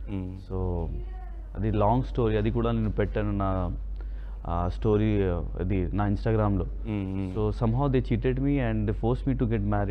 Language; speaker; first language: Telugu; non-native, local second language; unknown